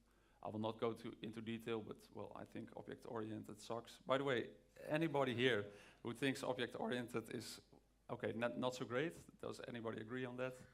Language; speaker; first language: English; non-native, fluent; Dutch